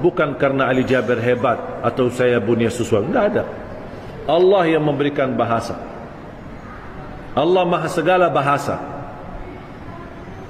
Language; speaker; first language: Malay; non-native, fluent; Arabic